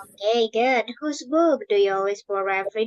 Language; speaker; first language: English; non-native, fluent; Indonesian